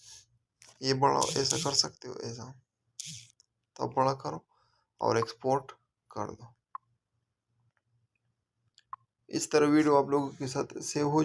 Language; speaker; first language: Hindi; non-native, local second language; Punjabi